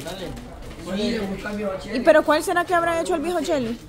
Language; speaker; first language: Spanish; native; Spanish